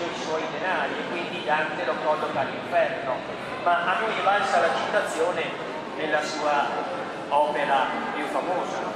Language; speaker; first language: Italian; native; Italian